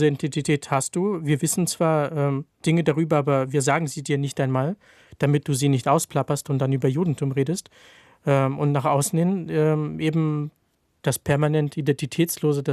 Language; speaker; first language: German; non-native, fluent; Ukrainian